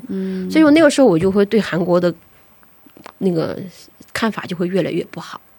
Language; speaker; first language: Chinese; native; Chinese